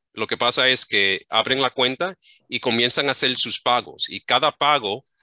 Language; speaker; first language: Spanish; early bilingual, other home language; English